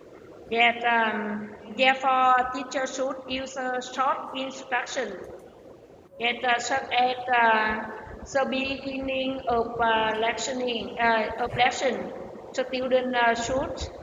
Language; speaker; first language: English; non-native, learner; Vietnamese